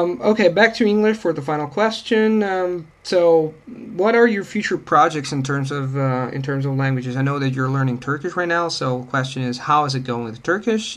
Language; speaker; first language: English; non-native, fluent; Italian